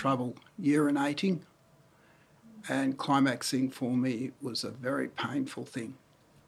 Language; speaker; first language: English; native; English